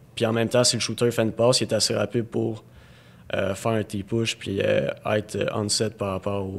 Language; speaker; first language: French; native; French